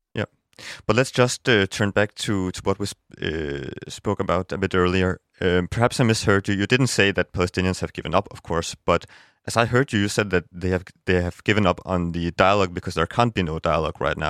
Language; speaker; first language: English; non-native, fluent; Danish